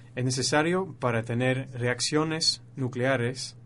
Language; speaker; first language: Spanish; non-native, fluent; English